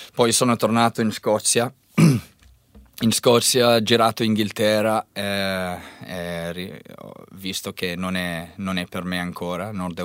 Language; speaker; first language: Italian; non-native, learner; English